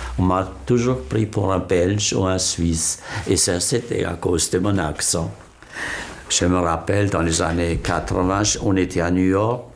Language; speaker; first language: French; non-native, local second language; Swiss German